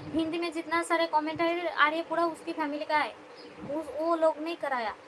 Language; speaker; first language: Hindi; non-native, local second language; Bangla